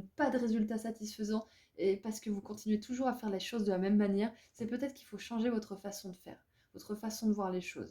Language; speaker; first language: French; native; French